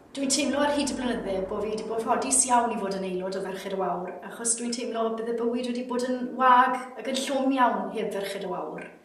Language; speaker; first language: Welsh; native; Welsh